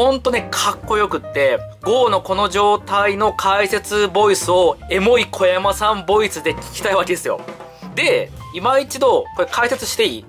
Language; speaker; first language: Japanese; native; Japanese